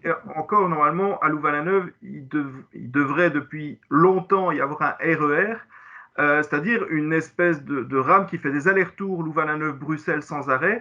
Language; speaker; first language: French; native; French